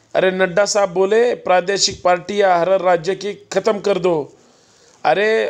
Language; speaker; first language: Hindi; non-native, local second language; Marathi